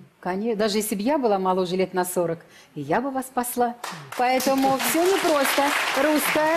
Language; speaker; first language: Russian; native; Russian